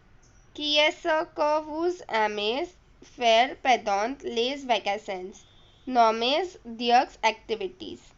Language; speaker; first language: French; non-native, learner; Hindi